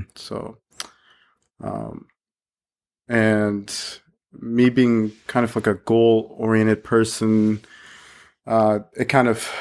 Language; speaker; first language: English; early bilingual, other home language; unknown